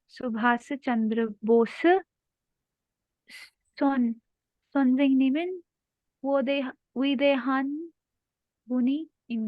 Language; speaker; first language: Korean; non-native, learner; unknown